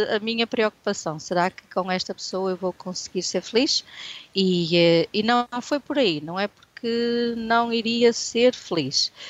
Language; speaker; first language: Portuguese; native; Portuguese